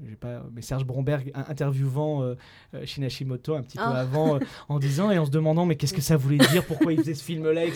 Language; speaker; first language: French; native; French